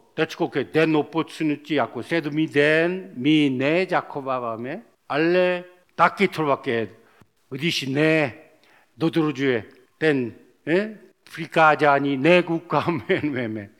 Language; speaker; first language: Czech; non-native, learner; Korean